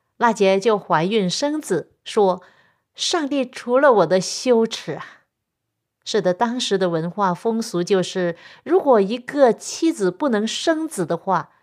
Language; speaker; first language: Chinese; non-native, local second language; Cantonese